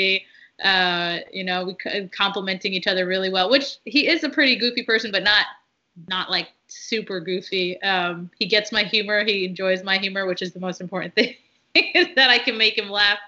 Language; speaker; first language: English; early bilingual, other home language; Arabic